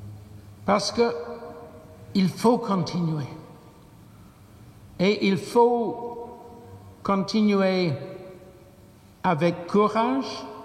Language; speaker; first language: French; non-native, fluent; English